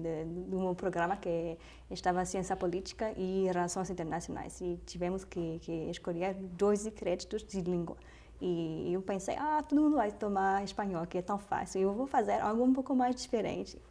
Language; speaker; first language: Portuguese; non-native, fluent; French